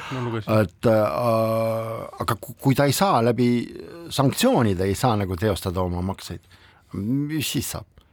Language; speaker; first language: Estonian; non-native, local second language; Russian